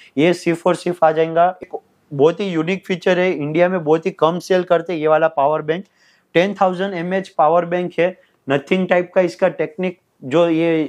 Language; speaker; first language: Hindi; non-native, local second language; Telugu